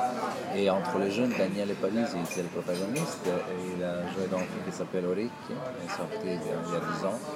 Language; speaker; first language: French; non-native, fluent; Italian